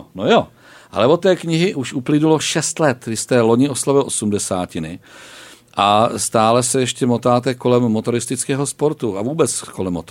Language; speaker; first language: Czech; native; Czech